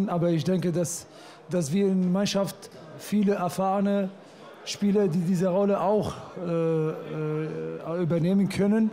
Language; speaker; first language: German; non-native, fluent; Arabic